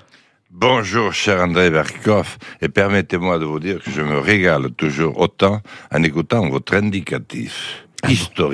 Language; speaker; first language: French; native; French